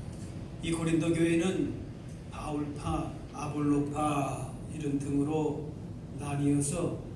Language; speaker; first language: Korean; native; Korean